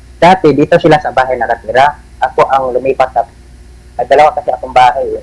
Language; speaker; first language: Filipino; non-native, local second language; Cebuano